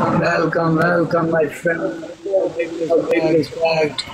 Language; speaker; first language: English; non-native, learner; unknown